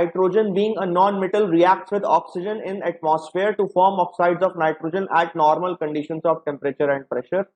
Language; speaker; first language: English; non-native, local second language; Hindi